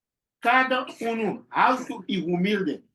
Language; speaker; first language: Portuguese; non-native, learner; Papiamento